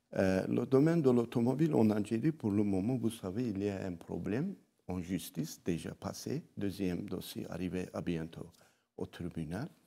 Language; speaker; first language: French; non-native, local second language; Arabic